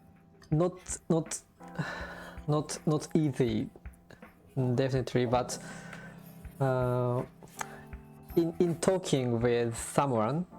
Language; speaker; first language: English; non-native, learner; Japanese